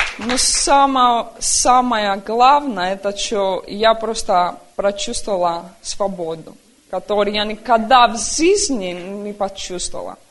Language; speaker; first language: Russian; early bilingual, heritage; Russian